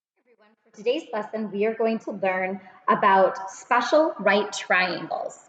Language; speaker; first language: English; native; English